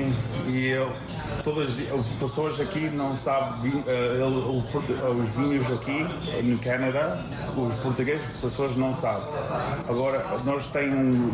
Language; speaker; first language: Portuguese; early bilingual, heritage; English